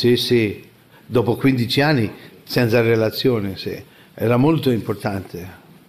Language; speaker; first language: Italian; non-native, learner; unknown